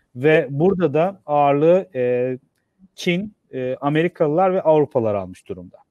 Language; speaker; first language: Turkish; native; Turkish